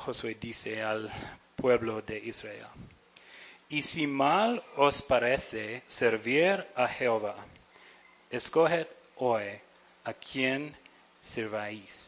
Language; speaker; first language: Spanish; non-native, fluent; English